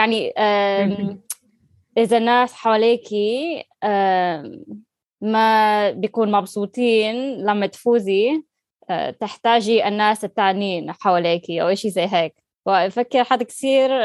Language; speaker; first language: Arabic; non-native, learner; English